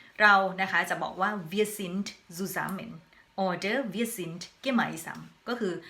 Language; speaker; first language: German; non-native, fluent; Thai